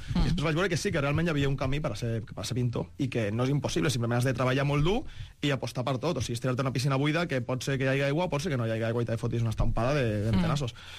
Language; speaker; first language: Catalan; native; Catalan